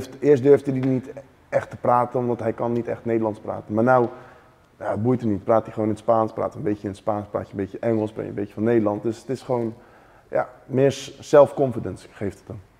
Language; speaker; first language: Dutch; early bilingual, heritage; Dutch